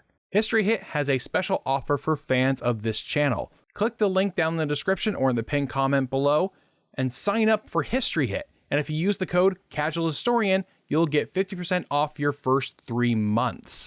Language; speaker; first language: English; native; English